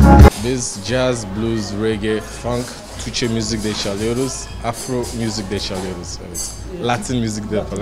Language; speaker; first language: Turkish; non-native, learner; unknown